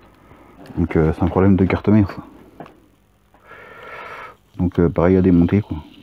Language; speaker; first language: French; native; French